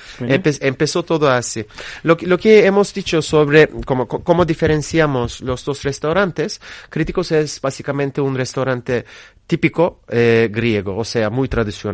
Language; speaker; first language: Spanish; non-native, fluent; Turkish